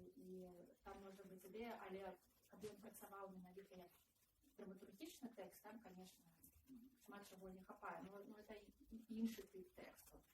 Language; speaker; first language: Belarusian; non-native, local second language; Russian